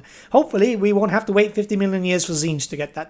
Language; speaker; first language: English; native; English